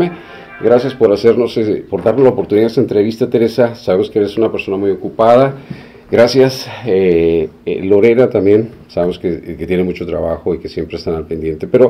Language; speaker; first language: Spanish; native; Spanish